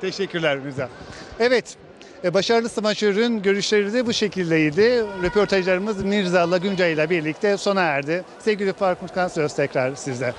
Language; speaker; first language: Turkish; native; Turkish